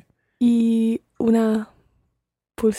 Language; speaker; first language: Spanish; non-native, learner; English